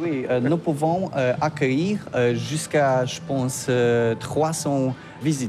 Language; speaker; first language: French; non-native, learner; Polish